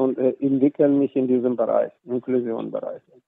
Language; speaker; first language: German; non-native, fluent; Russian